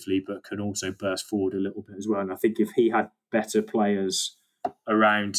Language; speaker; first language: English; native; English